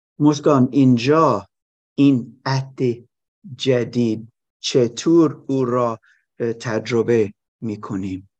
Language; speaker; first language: Persian; non-native, learner; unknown